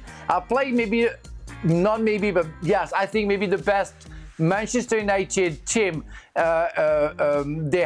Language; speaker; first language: English; non-native, fluent; French